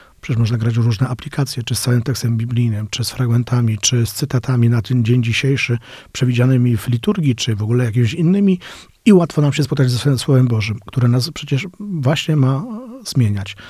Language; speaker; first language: Polish; native; Polish